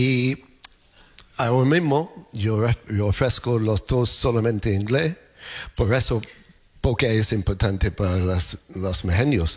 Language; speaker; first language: Spanish; non-native, learner; English